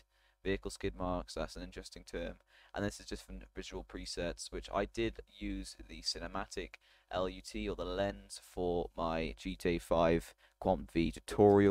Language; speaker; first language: English; native; English